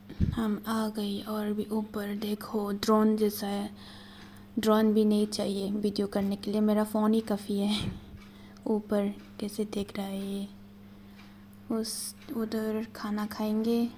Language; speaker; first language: Hindi; non-native, local second language; Kok Borok